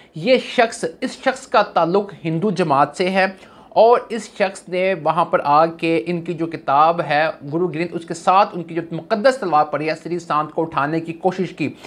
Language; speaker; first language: Urdu; native; Urdu